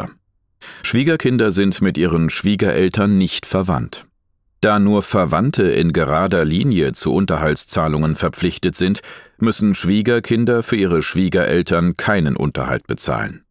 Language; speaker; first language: German; native; German